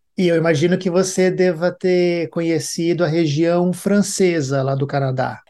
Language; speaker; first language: Portuguese; native; Portuguese